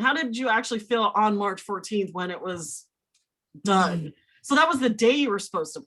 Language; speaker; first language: English; native; English